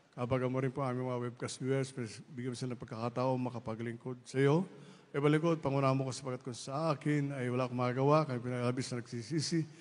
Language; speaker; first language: Filipino; native; Filipino